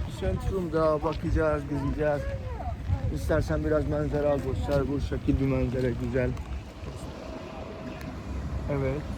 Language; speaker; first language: Turkish; non-native, learner; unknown